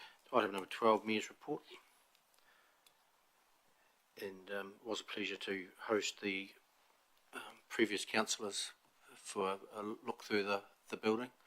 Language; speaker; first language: English; native; English